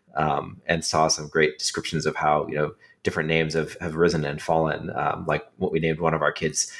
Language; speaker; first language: English; native; English